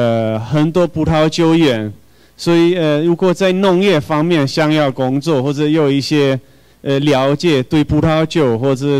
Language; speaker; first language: Chinese; non-native, fluent; Hungarian